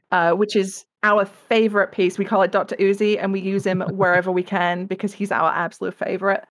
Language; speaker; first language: English; native; English